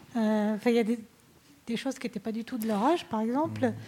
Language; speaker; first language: French; native; French